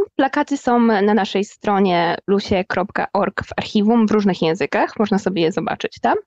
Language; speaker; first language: Polish; native; Polish